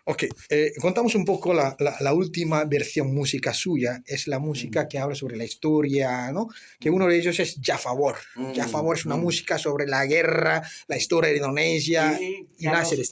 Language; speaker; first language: Spanish; non-native, fluent; Indonesian